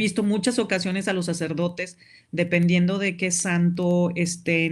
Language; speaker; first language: Spanish; native; Spanish